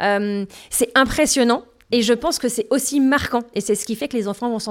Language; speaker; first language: French; native; French